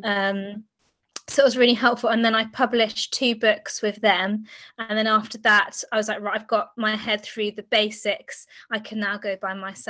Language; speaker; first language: English; native; English